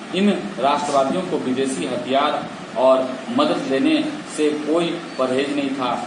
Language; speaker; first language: Hindi; native; Hindi